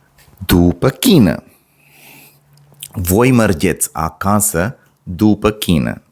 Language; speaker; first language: Romanian; non-native, learner; Sinhala